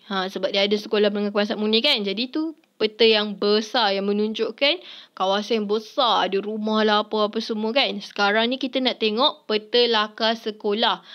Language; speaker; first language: Malay; native; Malay